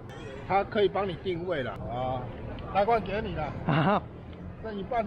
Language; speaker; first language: Chinese; native; Chinese